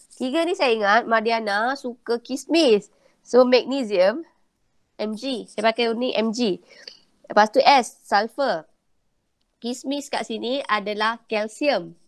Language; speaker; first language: Malay; native; Malay